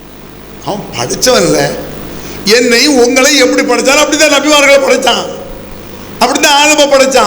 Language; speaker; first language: Tamil; native; Tamil